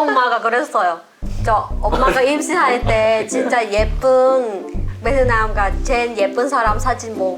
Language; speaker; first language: Korean; non-native, learner; Vietnamese